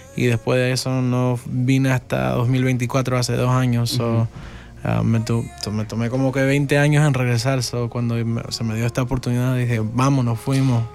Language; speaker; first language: Spanish; early bilingual, heritage; Spanish